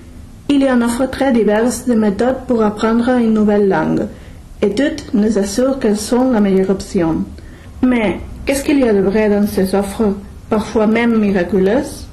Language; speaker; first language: French; non-native, learner; Spanish